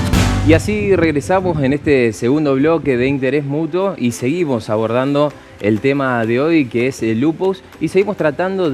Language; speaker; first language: Spanish; native; Spanish